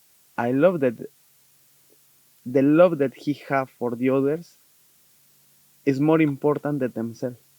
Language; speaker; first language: English; non-native, learner; Spanish